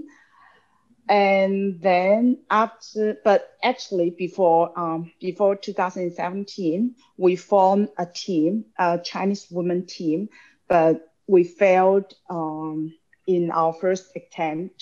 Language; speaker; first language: English; non-native, local second language; Cantonese